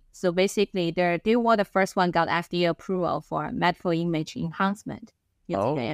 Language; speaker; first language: English; non-native, fluent; Chinese